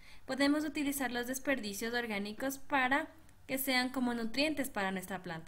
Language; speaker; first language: Spanish; native; Spanish